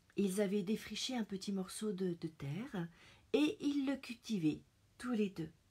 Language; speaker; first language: French; native; French